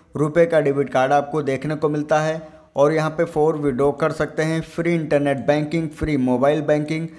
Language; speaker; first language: Hindi; native; Hindi